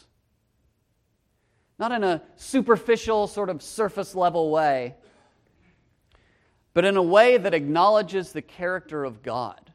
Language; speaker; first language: English; native; English